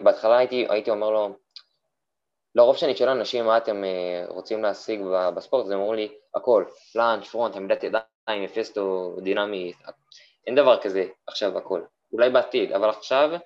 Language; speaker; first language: Hebrew; native; Hebrew